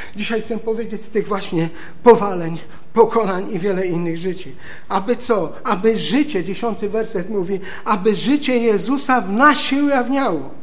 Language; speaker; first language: Polish; native; Polish